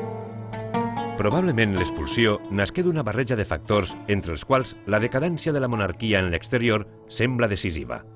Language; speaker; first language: Catalan; native; Catalan